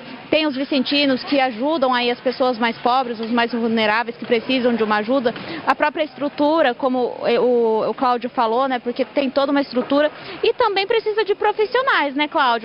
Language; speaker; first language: Portuguese; native; Portuguese